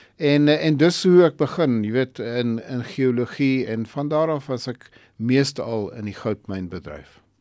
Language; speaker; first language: Afrikaans; non-native, local second language; English